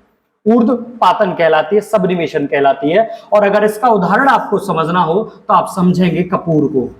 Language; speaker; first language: Hindi; native; Hindi